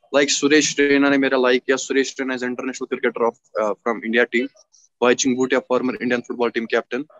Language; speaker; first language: Hindi; native; Hindi